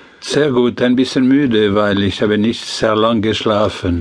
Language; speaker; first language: German; non-native, learner; French